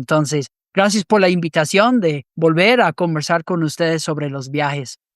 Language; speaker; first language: Spanish; non-native, fluent; English